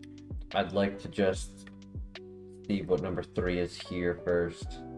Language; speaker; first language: English; native; English